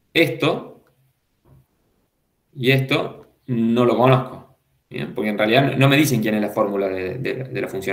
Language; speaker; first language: Spanish; native; Spanish